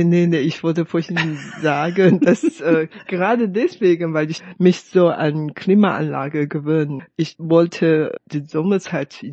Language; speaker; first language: German; non-native, fluent; Chinese